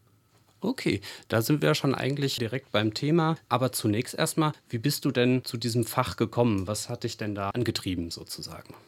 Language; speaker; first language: German; native; German